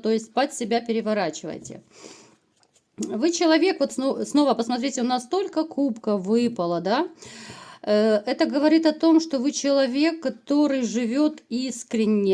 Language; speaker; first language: Russian; native; Russian